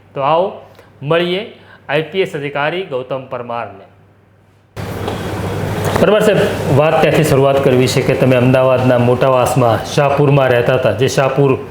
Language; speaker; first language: Gujarati; native; Gujarati